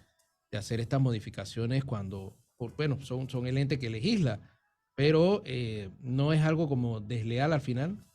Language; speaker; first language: Spanish; native; Spanish